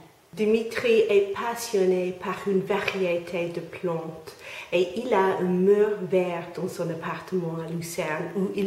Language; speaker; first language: French; non-native, fluent; English